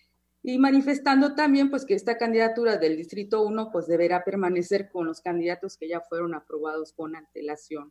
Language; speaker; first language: Spanish; native; Spanish